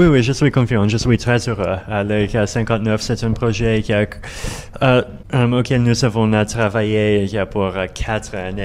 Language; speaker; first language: French; non-native, learner; Russian